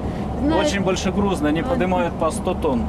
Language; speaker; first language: Russian; native; Russian